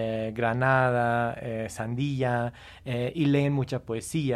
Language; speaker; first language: Spanish; non-native, fluent; English